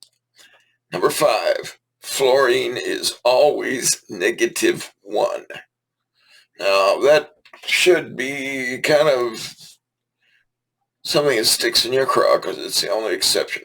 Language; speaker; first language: English; native; English